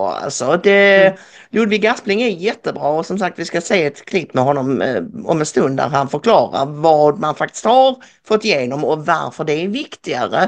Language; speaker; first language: Swedish; native; Swedish